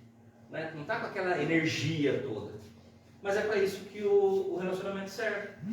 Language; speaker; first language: Portuguese; native; Portuguese